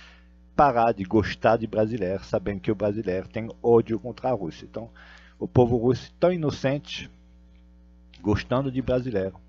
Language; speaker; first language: Portuguese; non-native, fluent; Russian